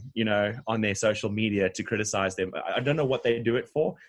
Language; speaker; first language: English; native; English